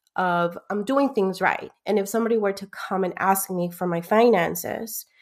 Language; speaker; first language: English; early bilingual, other home language; Spanish